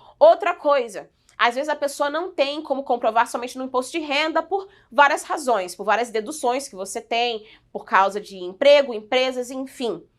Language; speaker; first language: Portuguese; native; Portuguese